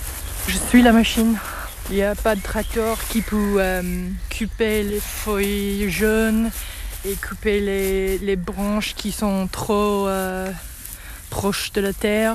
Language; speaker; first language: French; non-native, learner; English